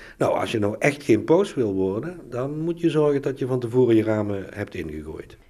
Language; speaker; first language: Dutch; native; Dutch